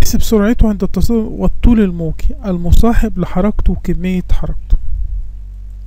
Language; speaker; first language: Arabic; native; Arabic